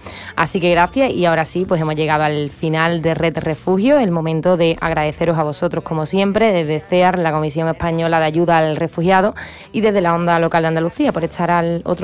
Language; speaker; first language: Spanish; native; Spanish